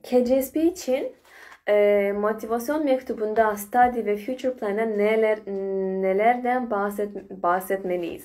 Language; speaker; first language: Turkish; non-native, fluent; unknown